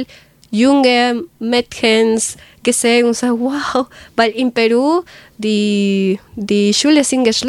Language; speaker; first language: German; non-native, learner; Spanish